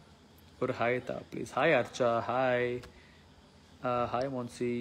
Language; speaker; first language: Malayalam; early bilingual, heritage; Malayalam